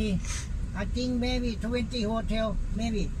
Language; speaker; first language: English; non-native, learner; Thai